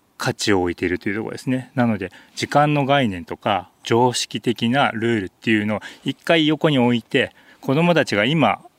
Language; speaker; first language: Japanese; native; Japanese